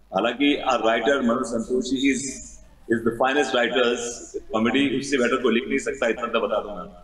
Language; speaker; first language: Hindi; native; Hindi